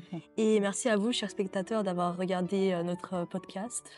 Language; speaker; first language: French; native; French